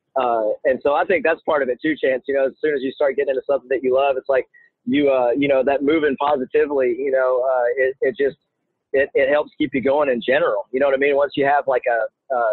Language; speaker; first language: English; native; English